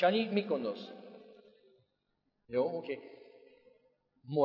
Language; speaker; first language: Hungarian; non-native, fluent; English